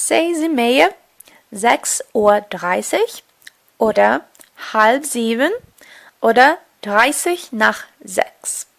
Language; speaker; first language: German; non-native, fluent; Portuguese